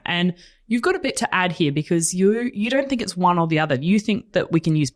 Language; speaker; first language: English; native; English